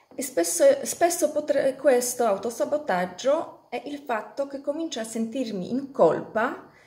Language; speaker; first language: Italian; non-native, fluent; Polish